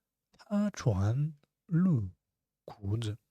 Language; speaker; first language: Chinese; non-native, fluent; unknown